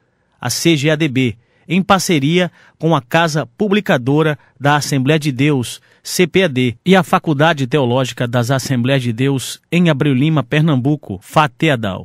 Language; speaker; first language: Portuguese; native; Portuguese